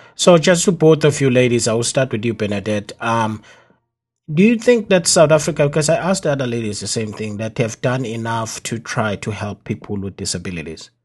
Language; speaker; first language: English; non-native, local second language; Zulu